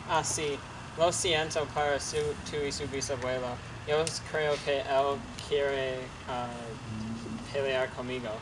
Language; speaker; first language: Spanish; non-native, learner; English